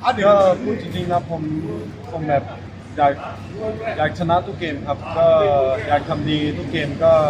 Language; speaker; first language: Thai; early bilingual, heritage; Thai